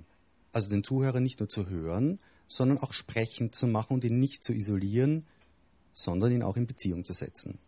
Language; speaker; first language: German; native; German